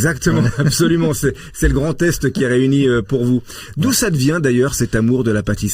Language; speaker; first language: French; native; French